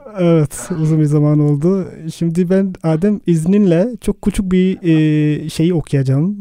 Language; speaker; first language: Turkish; non-native, fluent; Arabic